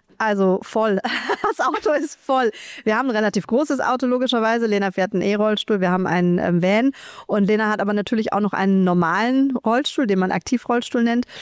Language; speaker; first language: German; native; German